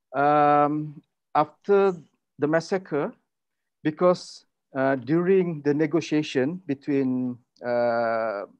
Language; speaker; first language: English; non-native, local second language; Malay